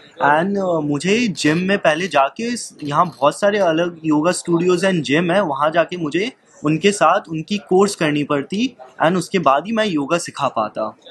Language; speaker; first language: Hindi; native; Hindi